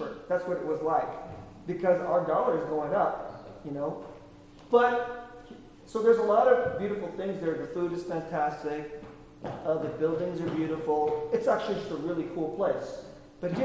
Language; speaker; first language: English; native; English